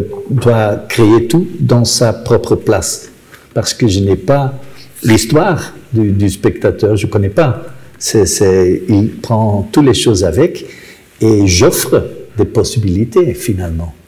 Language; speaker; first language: French; non-native, local second language; Dutch